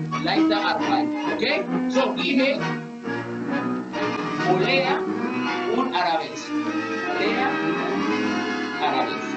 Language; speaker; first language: German; non-native, learner; Spanish